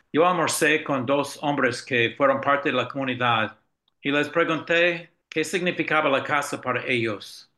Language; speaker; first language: Spanish; non-native, fluent; English